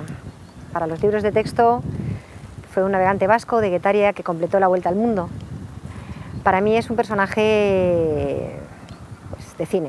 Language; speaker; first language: Spanish; native; Spanish